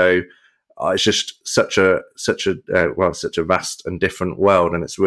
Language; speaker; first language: English; native; English